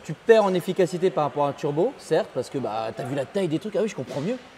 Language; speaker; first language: French; native; French